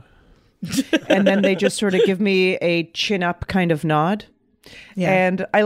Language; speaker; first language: English; native; English